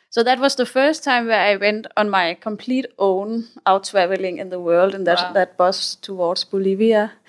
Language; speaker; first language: English; non-native, fluent; Danish